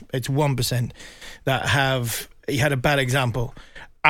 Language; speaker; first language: English; native; English